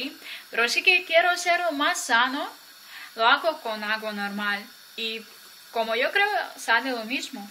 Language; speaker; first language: Spanish; non-native, fluent; Ukrainian